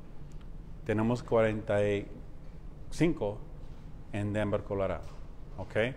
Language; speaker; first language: Spanish; early bilingual, heritage; Spanish